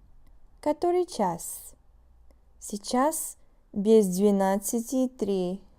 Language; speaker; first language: Russian; non-native, fluent; English